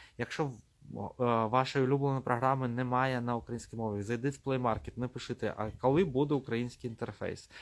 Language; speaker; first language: Ukrainian; non-native, local second language; Russian